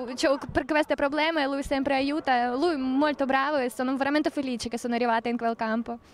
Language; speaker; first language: Italian; non-native, learner; Ukrainian